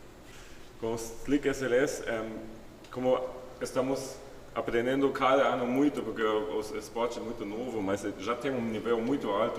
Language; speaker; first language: Portuguese; non-native, fluent; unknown